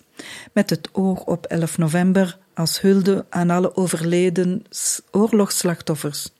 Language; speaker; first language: Dutch; native; Dutch